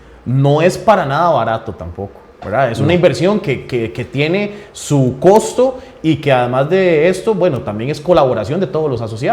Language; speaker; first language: Spanish; native; Spanish